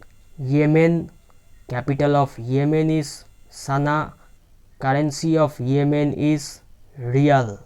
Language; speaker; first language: English; non-native, local second language; Bangla